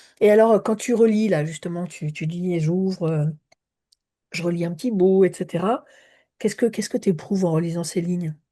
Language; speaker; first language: French; native; French